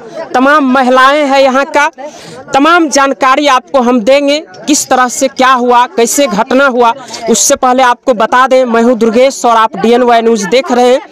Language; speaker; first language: Hindi; non-native, local second language; Maithili